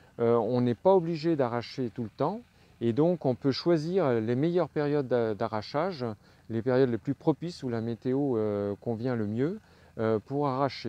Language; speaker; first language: French; native; French